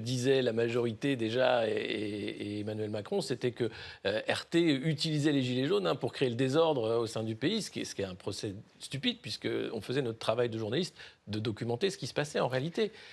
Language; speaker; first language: French; native; French